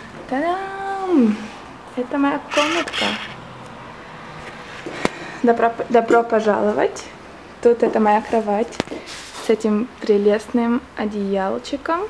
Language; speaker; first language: Russian; early bilingual, heritage; Russian